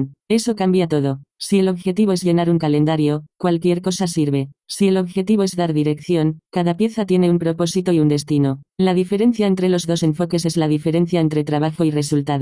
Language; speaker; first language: Spanish; native; Spanish